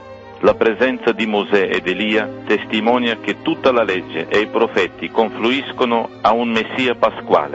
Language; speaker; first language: Italian; native; Italian